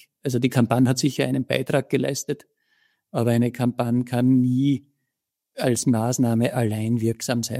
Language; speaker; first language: German; native; German